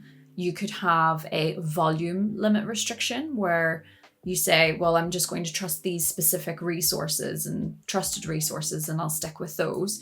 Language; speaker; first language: English; native; English